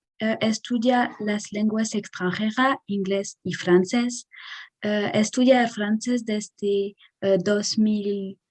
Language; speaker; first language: Spanish; non-native, learner; French